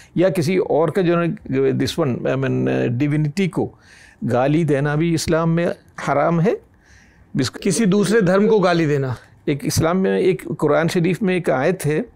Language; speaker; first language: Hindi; non-native, local second language; Malayalam